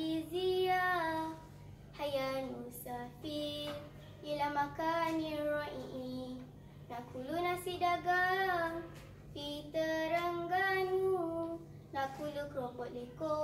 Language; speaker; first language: Arabic; non-native, learner; Malay